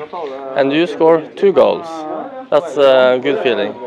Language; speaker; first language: English; non-native, fluent; Norwegian